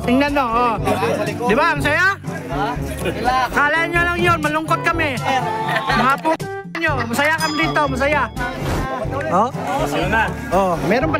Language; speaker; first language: Filipino; non-native, local second language; Cebuano